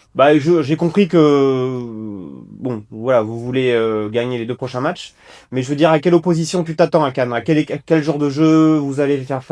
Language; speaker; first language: French; native; French